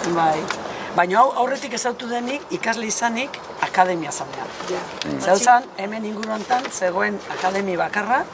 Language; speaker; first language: Basque; native; Basque